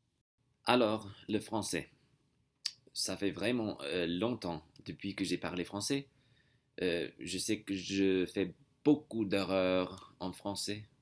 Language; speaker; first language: French; non-native, learner; English